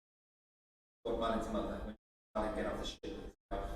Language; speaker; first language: English; non-native, learner; Indonesian